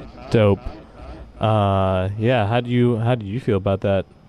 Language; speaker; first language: English; native; English